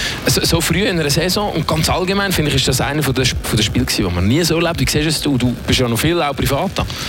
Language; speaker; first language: German; native; German